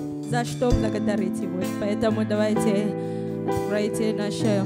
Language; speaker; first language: Russian; non-native, learner; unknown